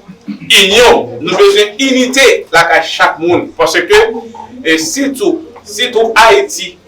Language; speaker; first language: French; non-native, learner; Haitian Creole